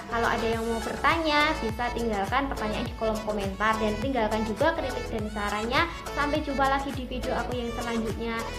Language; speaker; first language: Indonesian; native; Indonesian